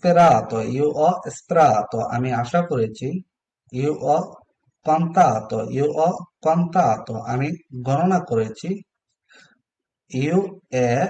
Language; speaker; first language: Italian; non-native, learner; Bangla